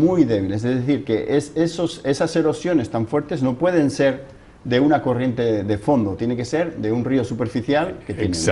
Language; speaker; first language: Spanish; native; Spanish